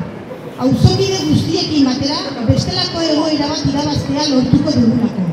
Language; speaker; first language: Basque; native; Basque